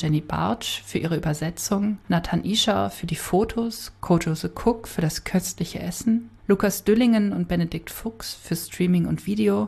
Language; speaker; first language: German; native; German